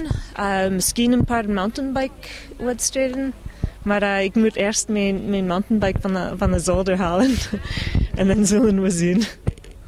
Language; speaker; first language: Dutch; non-native, fluent; English